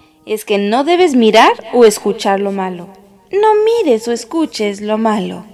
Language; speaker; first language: Spanish; native; Spanish